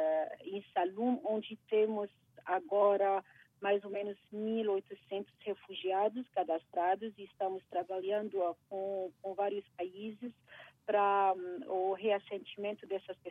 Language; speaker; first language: Portuguese; non-native, fluent; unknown